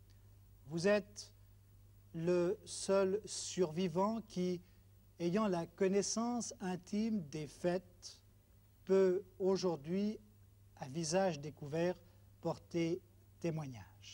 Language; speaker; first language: French; native; French